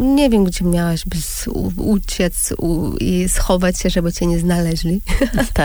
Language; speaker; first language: Polish; non-native, fluent; Russian